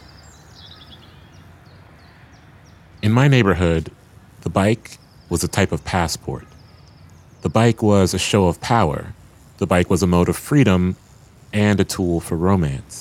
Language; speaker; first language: English; native; English